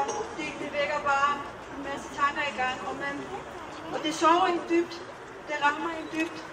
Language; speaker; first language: Danish; early bilingual, other home language; Urdu